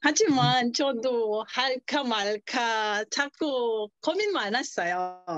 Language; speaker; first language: Korean; non-native, learner; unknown